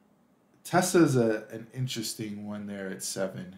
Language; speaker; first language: English; native; English